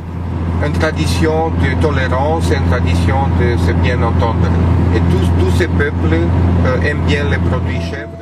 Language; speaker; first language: French; non-native, fluent; Romanian